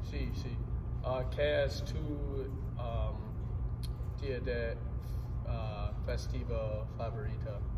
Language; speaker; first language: Spanish; non-native, learner; English